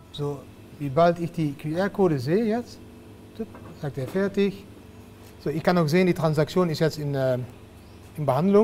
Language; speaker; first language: German; non-native, learner; Dutch